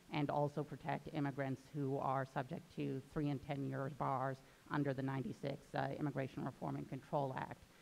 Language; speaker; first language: English; native; English